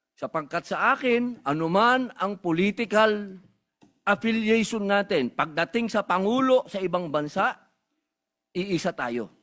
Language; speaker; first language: Filipino; native; Filipino